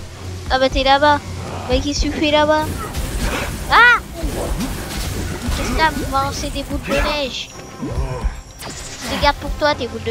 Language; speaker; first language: French; native; French